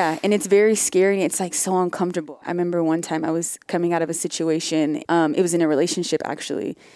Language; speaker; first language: English; native; English